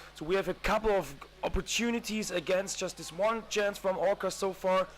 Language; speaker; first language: English; non-native, fluent; German